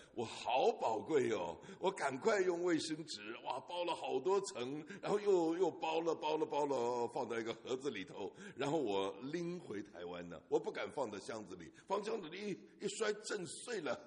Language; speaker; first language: Chinese; native; Chinese